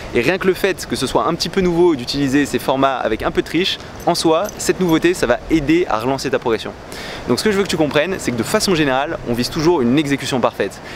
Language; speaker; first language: French; native; French